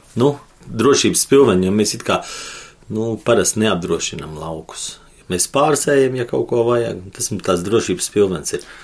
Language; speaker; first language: Latvian; native; Latvian